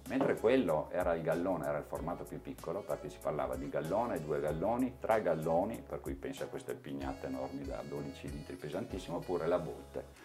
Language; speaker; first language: Italian; native; Italian